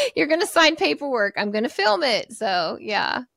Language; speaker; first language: English; native; English